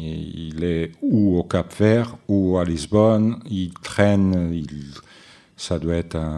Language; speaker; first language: French; non-native, fluent; Portuguese